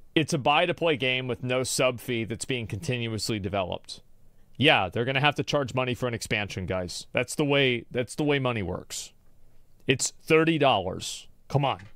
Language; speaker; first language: English; native; English